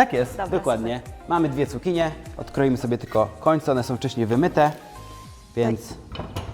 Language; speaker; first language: Polish; native; Polish